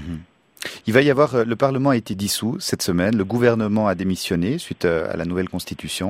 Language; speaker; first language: French; native; French